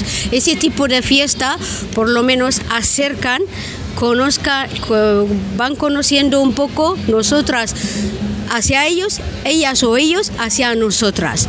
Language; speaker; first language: Spanish; non-native, learner; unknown